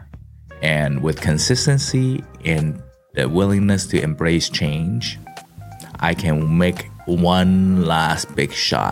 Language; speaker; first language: English; non-native, local second language; Cantonese